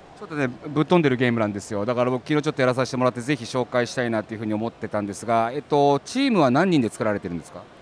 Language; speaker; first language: Japanese; native; Japanese